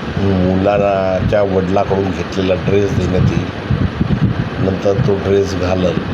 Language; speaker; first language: Marathi; non-native, local second language; Lambadi